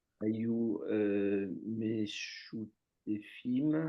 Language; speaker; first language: Hebrew; non-native, learner; French